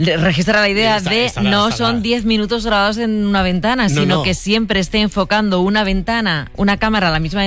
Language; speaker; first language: Spanish; native; Spanish